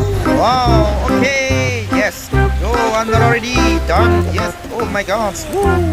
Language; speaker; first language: English; non-native, learner; Indonesian